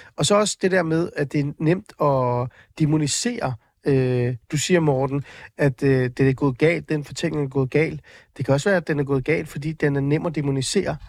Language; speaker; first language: Danish; native; Danish